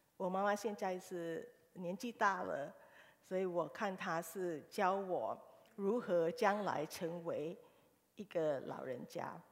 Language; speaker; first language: Chinese; early bilingual, heritage; Chinese